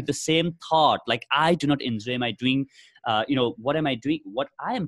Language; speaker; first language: English; non-native, local second language; Nepali